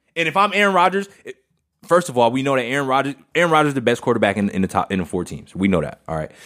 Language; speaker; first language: English; native; English